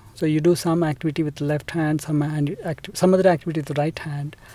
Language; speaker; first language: English; non-native, local second language; Telugu